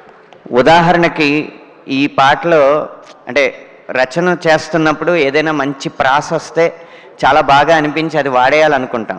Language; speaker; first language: Telugu; native; Telugu